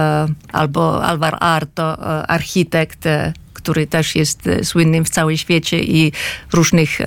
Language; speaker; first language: Polish; non-native, fluent; Finnish